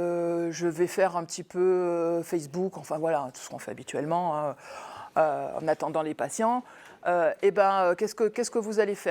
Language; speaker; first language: French; native; French